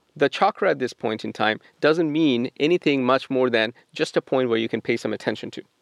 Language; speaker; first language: English; non-native, local second language; Bangla